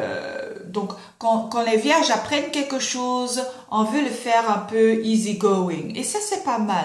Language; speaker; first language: French; non-native, fluent; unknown